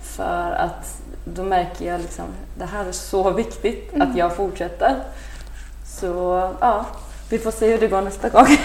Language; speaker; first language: Swedish; early bilingual, other home language; Persian